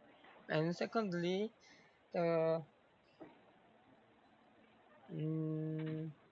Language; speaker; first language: English; non-native, learner; Korean